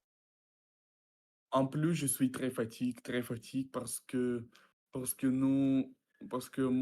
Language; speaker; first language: French; non-native, learner; Russian